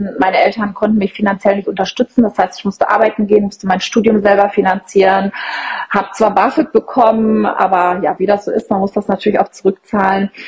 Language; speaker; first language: German; early bilingual, other home language; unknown